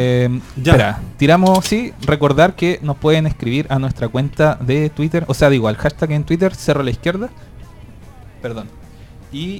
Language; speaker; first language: Spanish; native; Spanish